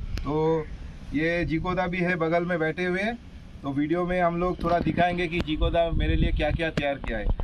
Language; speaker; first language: Hindi; non-native, local second language; Bangla